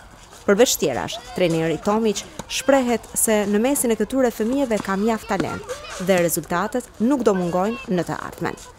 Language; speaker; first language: Albanian; native; Albanian